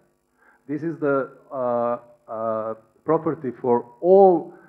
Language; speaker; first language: English; non-native, learner; Serbian